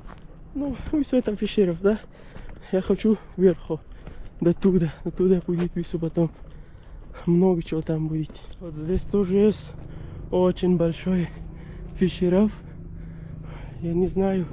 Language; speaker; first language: Russian; non-native, learner; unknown